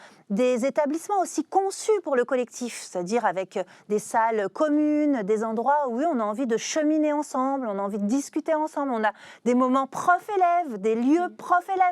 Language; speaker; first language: French; native; French